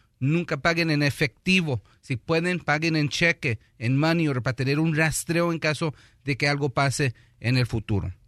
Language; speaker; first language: Spanish; early bilingual, heritage; Spanish